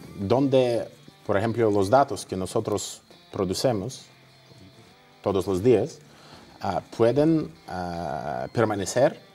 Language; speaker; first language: Spanish; non-native, fluent; Russian